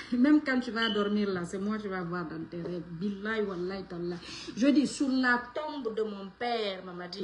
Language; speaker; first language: French; non-native, local second language; Fula